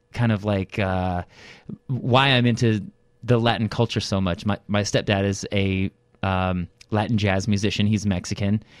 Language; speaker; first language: English; early bilingual, other home language; Russian